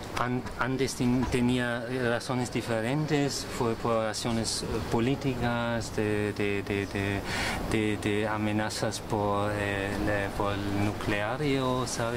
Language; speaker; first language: Spanish; non-native, learner; German